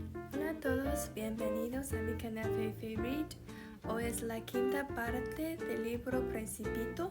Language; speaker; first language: Spanish; non-native, fluent; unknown